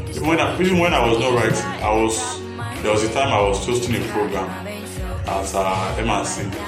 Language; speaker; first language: English; non-native, local second language; Yoruba